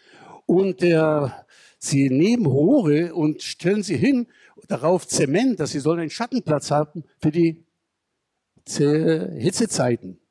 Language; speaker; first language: German; non-native, fluent; Hebrew